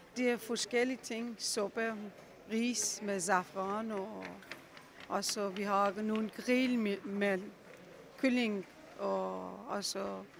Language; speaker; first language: Danish; non-native, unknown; Persian